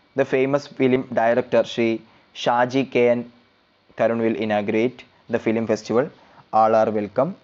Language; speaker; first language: English; non-native, local second language; Malayalam